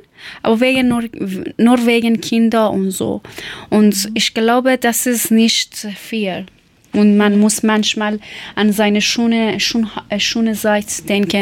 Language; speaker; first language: German; non-native, learner; Persian